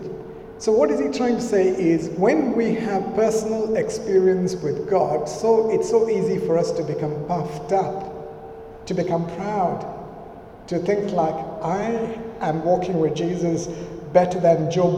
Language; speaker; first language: English; non-native, local second language; Malayalam